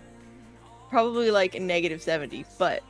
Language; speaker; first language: English; native; English